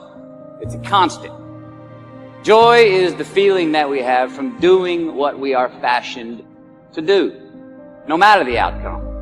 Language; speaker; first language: English; native; English